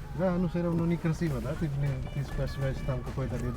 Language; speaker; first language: Russian; non-native, learner; Hindi